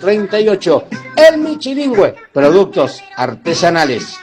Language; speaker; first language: Spanish; native; Spanish